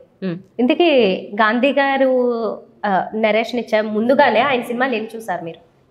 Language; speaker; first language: Telugu; native; Telugu